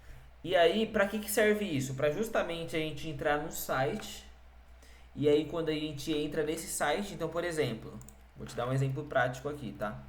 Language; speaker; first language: Portuguese; native; Portuguese